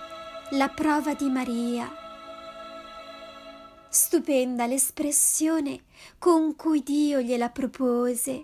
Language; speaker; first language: Italian; native; Italian